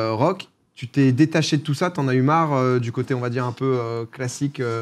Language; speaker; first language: French; native; French